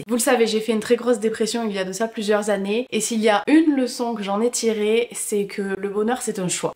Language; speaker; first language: French; native; French